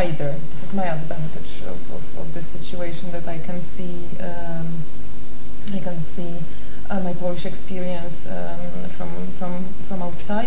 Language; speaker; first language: English; non-native, fluent; Polish